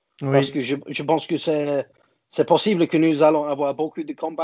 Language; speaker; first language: French; non-native, learner; English